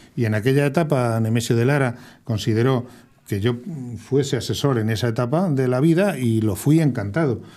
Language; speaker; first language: Spanish; native; Spanish